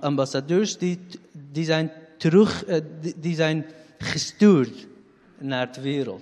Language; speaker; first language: Dutch; non-native, fluent; Kurdish